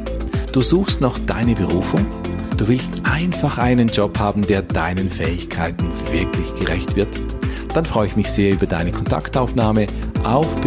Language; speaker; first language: German; native; German